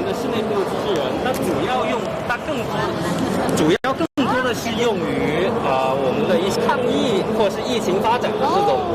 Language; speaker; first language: Chinese; native; Chinese